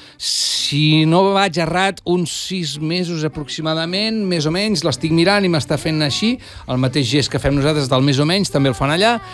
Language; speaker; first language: Catalan; native; Catalan